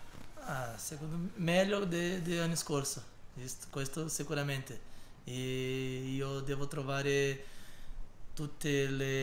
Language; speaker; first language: Italian; non-native, learner; Portuguese